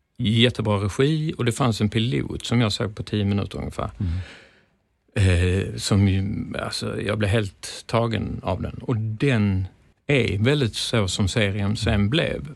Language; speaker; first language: Swedish; native; Swedish